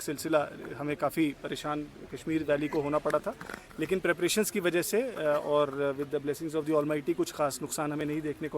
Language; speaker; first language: Hindi; native; Hindi